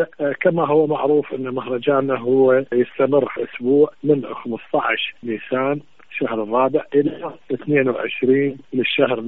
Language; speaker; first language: Arabic; native; Arabic